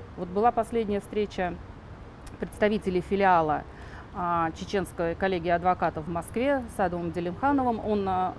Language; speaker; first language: Russian; native; Russian